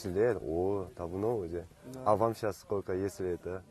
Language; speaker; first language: Russian; non-native, fluent; Korean